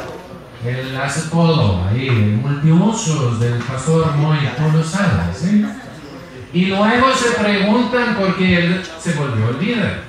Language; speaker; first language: Spanish; non-native, fluent; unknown